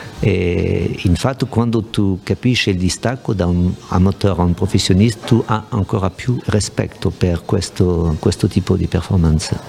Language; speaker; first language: Italian; non-native, fluent; French